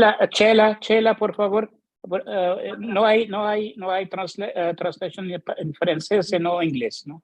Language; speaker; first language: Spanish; non-native, learner; French